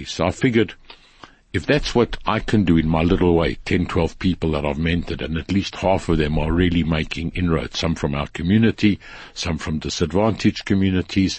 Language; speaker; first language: English; native; English